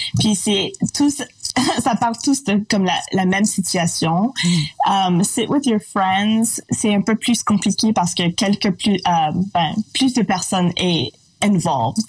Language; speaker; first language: French; non-native, local second language; English